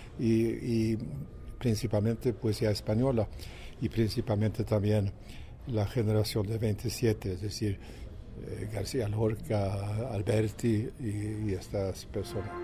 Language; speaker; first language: Spanish; non-native, fluent; Swedish